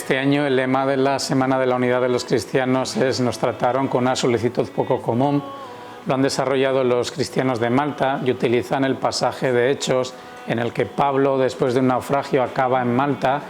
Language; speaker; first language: Spanish; native; Spanish